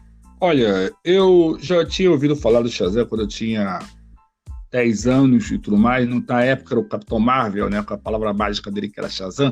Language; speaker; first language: Portuguese; native; Portuguese